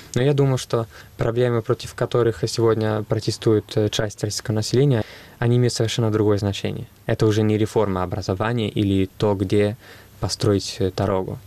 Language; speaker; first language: Russian; non-native, fluent; Italian